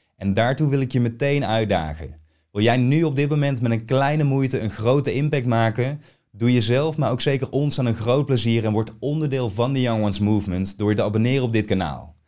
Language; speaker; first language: Dutch; native; Dutch